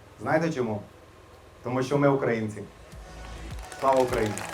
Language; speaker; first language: Ukrainian; non-native, local second language; Russian